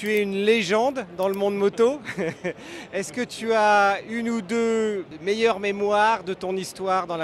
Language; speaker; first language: French; native; French